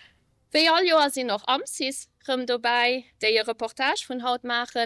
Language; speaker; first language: German; non-native, local second language; Luxembourgish